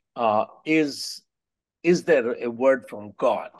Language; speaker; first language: English; non-native, local second language; Hindi